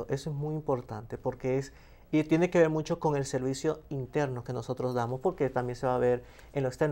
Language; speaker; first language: Spanish; native; Spanish